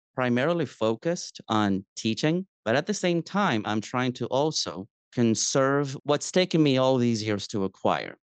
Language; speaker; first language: English; non-native, fluent; Spanish